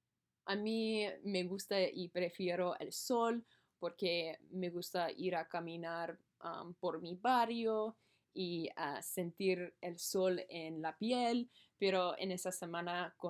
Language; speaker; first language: Spanish; non-native, learner; English